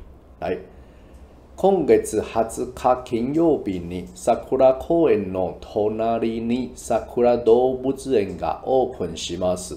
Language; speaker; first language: Japanese; non-native, fluent; Chinese